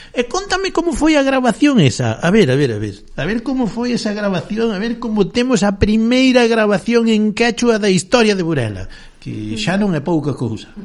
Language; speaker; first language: Galician; native; Galician